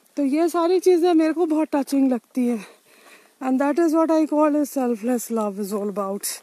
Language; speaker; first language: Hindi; non-native, local second language; Bangla